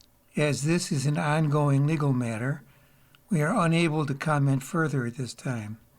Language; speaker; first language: English; native; English